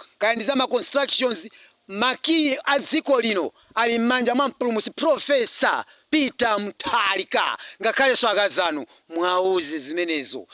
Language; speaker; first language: Nyanja; native; Nyanja